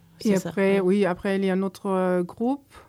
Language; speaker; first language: French; non-native, fluent; German